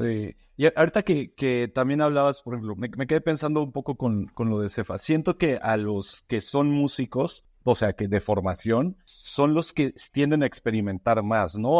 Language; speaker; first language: Spanish; native; Spanish